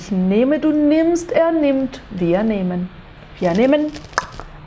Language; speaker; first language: German; non-native, fluent; Portuguese